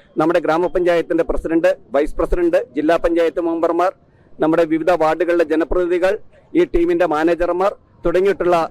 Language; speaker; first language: Malayalam; native; Malayalam